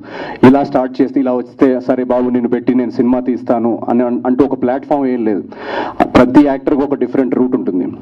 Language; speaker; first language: Telugu; native; Telugu